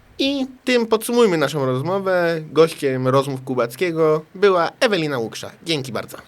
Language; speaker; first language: Polish; native; Polish